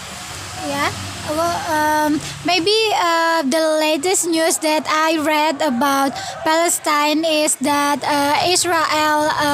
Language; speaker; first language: English; non-native, learner; Indonesian